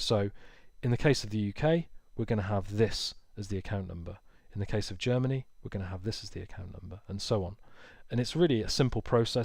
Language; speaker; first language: English; native; English